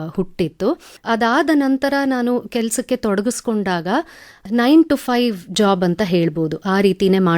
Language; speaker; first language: Kannada; non-native, local second language; Tamil